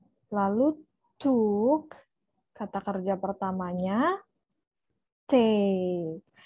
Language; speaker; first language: English; non-native, fluent; Indonesian